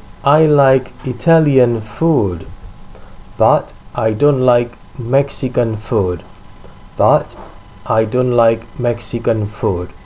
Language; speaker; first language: English; non-native, fluent; Indonesian